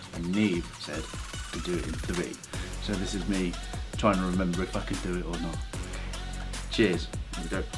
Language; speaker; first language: English; native; English